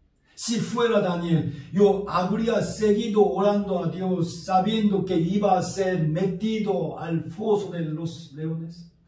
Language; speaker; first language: Spanish; non-native, fluent; Korean